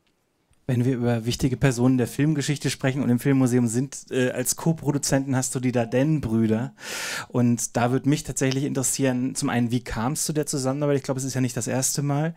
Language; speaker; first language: German; native; German